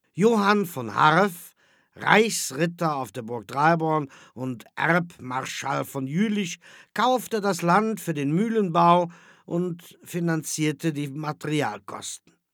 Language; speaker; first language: German; native; German